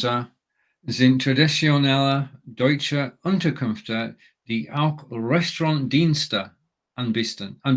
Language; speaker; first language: German; non-native, learner; English